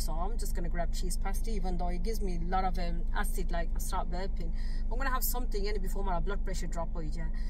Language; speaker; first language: English; early bilingual, other home language; Punjabi